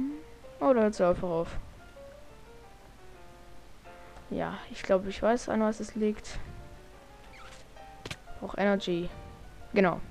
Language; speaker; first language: German; native; German